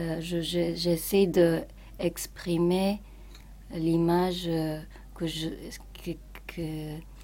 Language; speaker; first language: French; non-native, fluent; Japanese